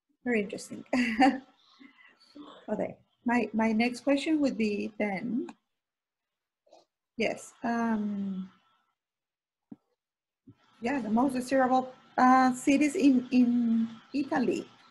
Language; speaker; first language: English; native; English